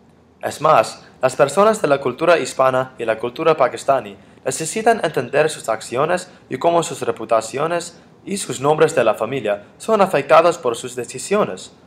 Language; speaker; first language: Spanish; non-native, fluent; English